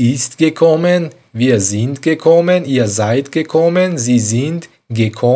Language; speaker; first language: German; non-native, fluent; Tajik